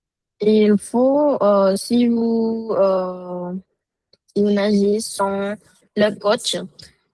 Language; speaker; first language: French; non-native, fluent; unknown